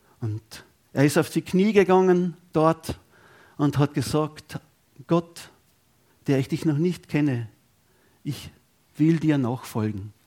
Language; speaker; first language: German; native; German